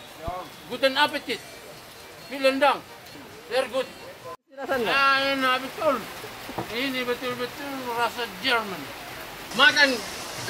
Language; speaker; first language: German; non-native, learner; Indonesian